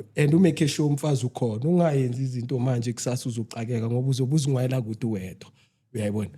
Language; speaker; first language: Zulu; native; Zulu